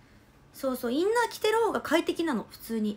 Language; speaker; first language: Japanese; native; Japanese